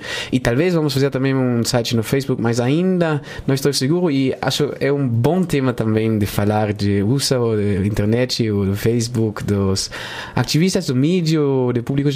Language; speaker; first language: Portuguese; non-native, learner; Spanish